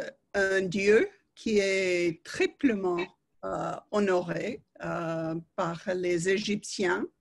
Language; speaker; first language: French; non-native, fluent; English